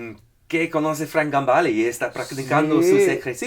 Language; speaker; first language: Spanish; non-native, fluent; English